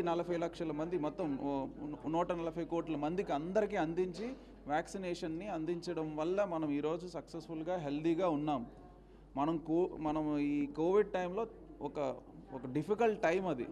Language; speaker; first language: Telugu; native; Telugu